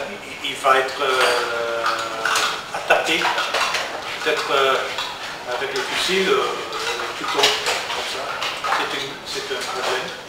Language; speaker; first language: French; non-native, learner; English